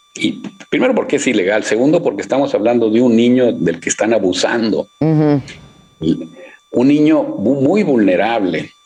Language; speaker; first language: Spanish; native; Spanish